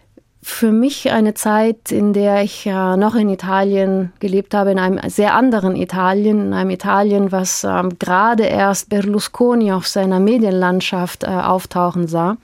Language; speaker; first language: German; early bilingual, heritage; German